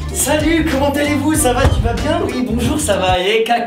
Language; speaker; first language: French; native; French